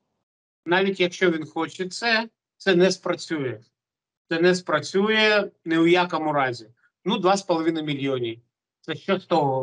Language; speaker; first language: Ukrainian; non-native, local second language; Russian